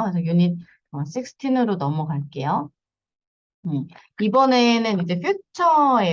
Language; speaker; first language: Korean; native; Korean